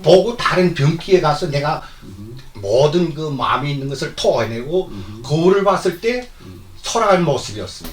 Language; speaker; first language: Korean; native; Korean